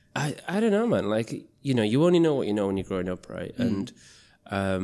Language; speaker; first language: English; native; English